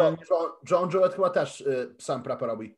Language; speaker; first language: Polish; early bilingual, heritage; Polish